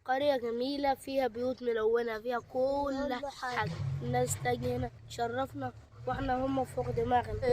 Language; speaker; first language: Arabic; non-native, local second language; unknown